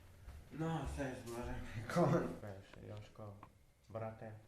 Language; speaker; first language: Slovenian; early bilingual, other home language; Polish